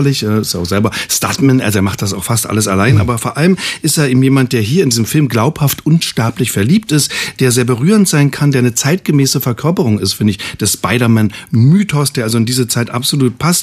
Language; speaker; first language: German; native; German